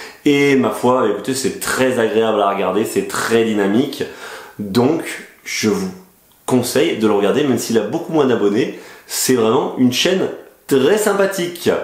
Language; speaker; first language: French; native; French